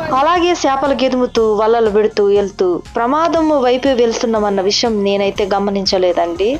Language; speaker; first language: Telugu; non-native, local second language; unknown